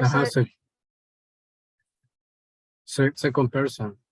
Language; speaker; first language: English; non-native, learner; Spanish